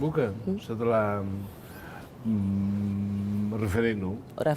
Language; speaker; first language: Indonesian; non-native, fluent; Tetum